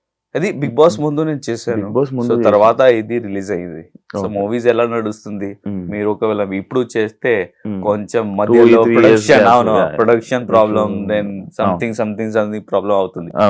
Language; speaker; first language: Telugu; non-native, learner; Hindi